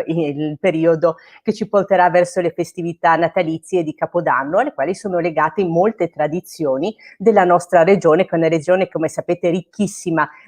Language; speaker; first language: Italian; native; Italian